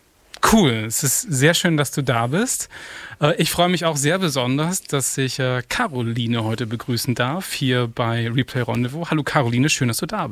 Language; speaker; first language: German; native; German